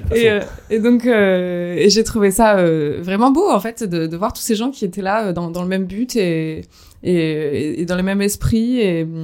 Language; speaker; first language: French; native; French